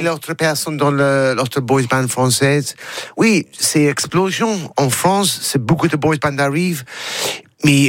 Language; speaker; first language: French; non-native, learner; English